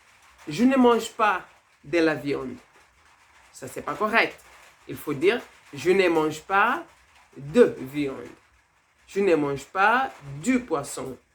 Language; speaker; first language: French; non-native, fluent; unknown